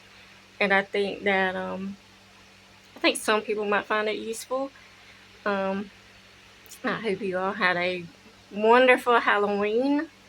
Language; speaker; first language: English; native; English